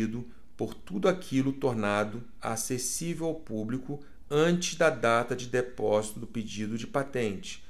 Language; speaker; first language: Portuguese; native; Portuguese